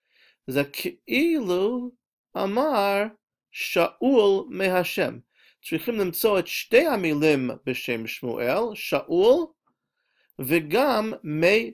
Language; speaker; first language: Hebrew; non-native, fluent; English